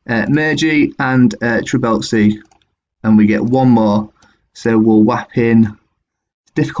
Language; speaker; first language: English; native; English